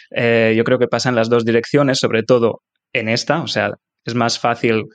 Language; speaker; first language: Spanish; native; Spanish